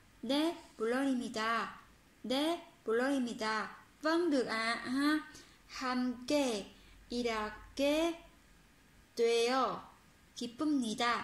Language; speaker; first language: Korean; non-native, fluent; Vietnamese